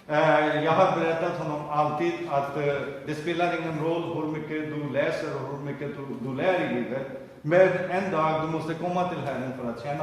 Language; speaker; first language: Swedish; non-native, fluent; Urdu